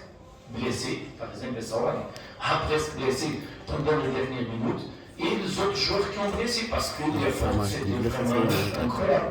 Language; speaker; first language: French; non-native, fluent; Portuguese